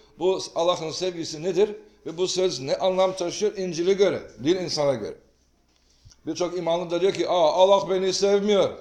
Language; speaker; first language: Turkish; native; Turkish